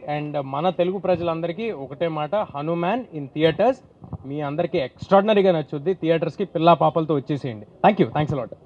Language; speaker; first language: Telugu; native; Telugu